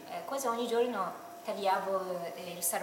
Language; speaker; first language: Italian; non-native, fluent; Japanese